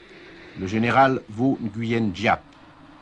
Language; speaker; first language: French; native; French